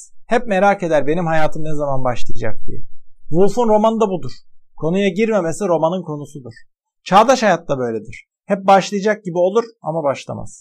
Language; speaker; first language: Turkish; native; Turkish